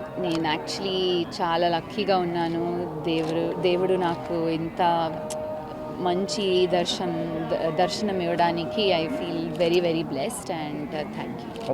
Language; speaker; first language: Telugu; non-native, local second language; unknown